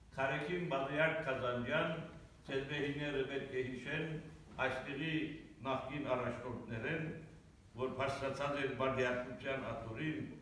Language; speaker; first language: Armenian; early bilingual, heritage; Armenian